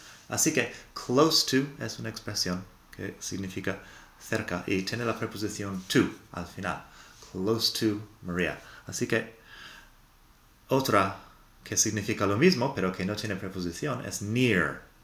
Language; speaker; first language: Spanish; non-native, fluent; English